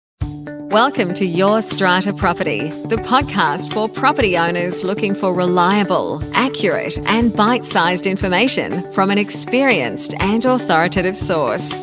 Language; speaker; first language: English; native; English